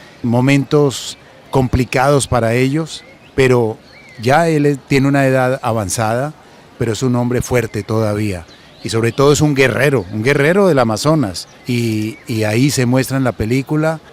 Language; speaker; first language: Spanish; native; Spanish